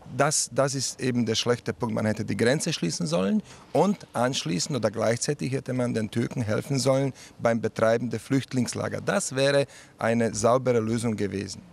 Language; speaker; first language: German; non-native, fluent; Slovak